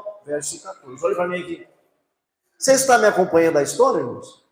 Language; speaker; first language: Portuguese; native; Portuguese